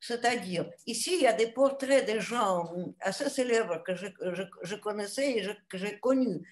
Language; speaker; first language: French; non-native, fluent; Russian